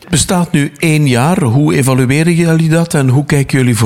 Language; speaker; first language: Dutch; native; Dutch